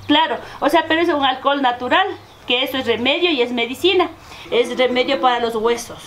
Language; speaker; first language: Spanish; native; Spanish